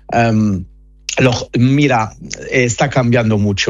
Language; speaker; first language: Spanish; non-native, fluent; Italian